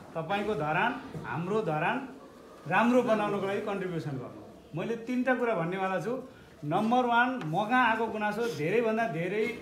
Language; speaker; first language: Nepali; native; Nepali